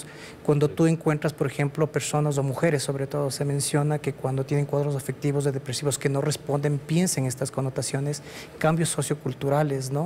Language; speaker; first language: Spanish; native; Spanish